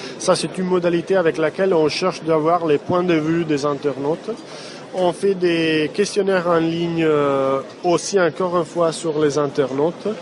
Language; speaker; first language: French; non-native, fluent; Italian